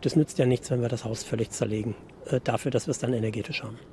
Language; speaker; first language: German; native; German